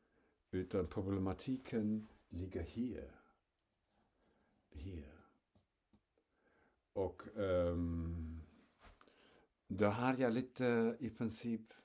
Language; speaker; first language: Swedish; non-native, fluent; German